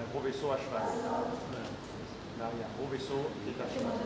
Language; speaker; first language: French; native; French